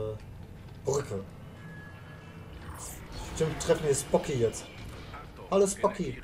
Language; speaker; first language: German; native; German